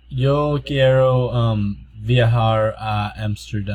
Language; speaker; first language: Spanish; non-native, learner; English